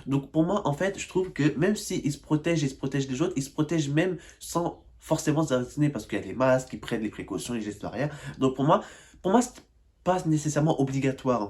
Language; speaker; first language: French; native; French